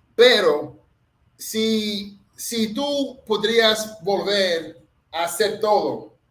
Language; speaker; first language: Spanish; non-native, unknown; English